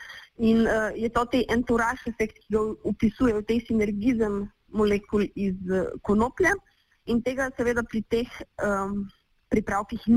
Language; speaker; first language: Slovenian; native; Slovenian